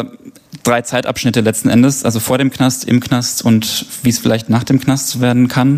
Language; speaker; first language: German; native; German